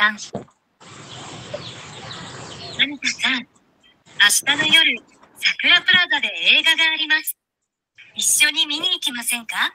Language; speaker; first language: Japanese; non-native, learner; Bangla